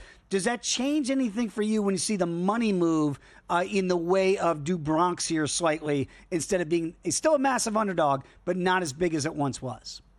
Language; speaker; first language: English; native; English